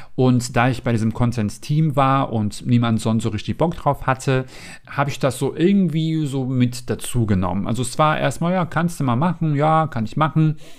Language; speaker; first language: German; non-native, fluent; Macedonian